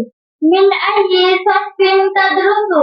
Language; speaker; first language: Arabic; non-native, learner; Bangla